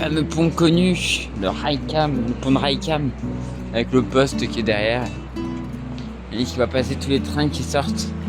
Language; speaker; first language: French; native; French